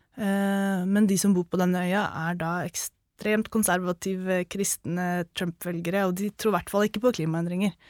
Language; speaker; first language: Norwegian; native; Norwegian